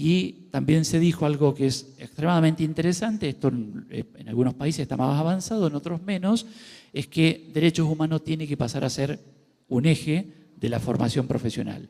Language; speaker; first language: Spanish; native; Spanish